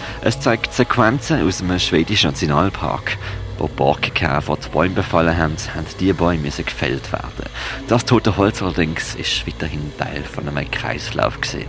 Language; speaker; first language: German; native; German